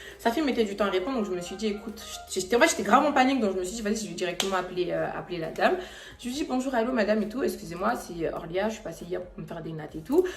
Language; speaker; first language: French; native; French